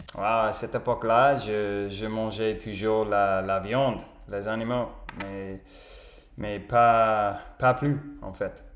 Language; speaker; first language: French; non-native, learner; English